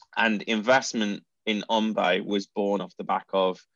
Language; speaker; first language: English; native; English